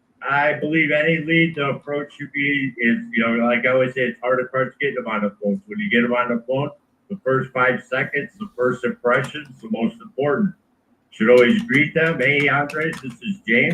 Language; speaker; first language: English; native; English